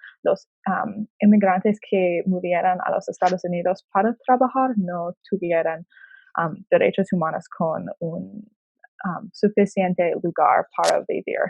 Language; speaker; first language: Spanish; non-native, learner; English